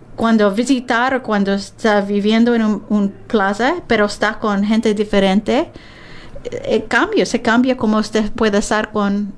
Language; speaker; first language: Spanish; non-native, learner; English